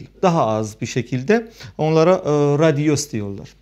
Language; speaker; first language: Turkish; non-native, fluent; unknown